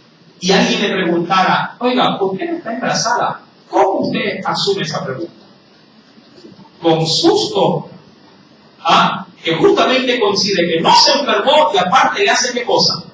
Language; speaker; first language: Spanish; native; Spanish